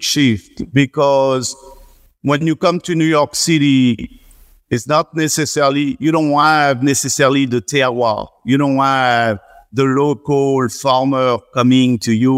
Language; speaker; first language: English; non-native, fluent; French